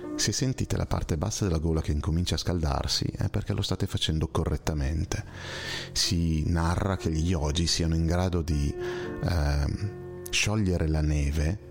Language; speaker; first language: Italian; native; Italian